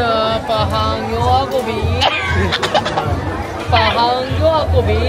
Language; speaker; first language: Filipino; non-native, learner; Japanese